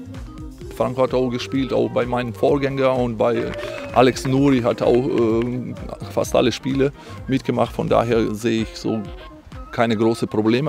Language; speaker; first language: German; non-native, fluent; Croatian